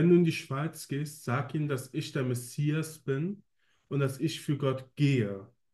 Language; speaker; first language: German; native; German